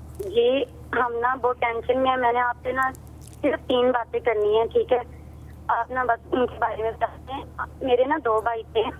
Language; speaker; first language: Urdu; non-native, local second language; Punjabi